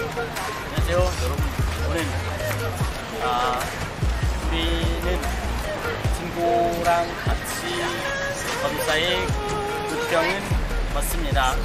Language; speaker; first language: Korean; non-native, learner; Hmong